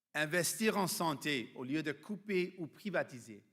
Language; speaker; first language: French; non-native, fluent; English